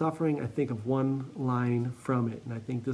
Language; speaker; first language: English; native; English